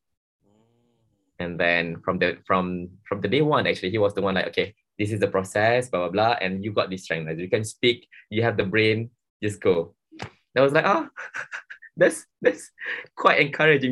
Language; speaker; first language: English; non-native, local second language; Malay